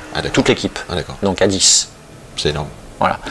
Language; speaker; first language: French; native; French